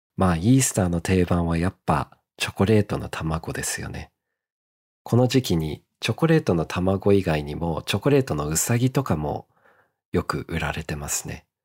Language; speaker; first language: Japanese; early bilingual, heritage; Japanese